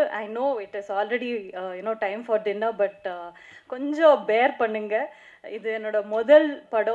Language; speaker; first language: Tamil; non-native, learner; Kannada